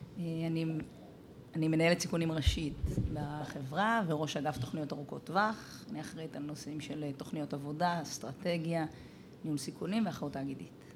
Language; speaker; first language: Hebrew; native; Hebrew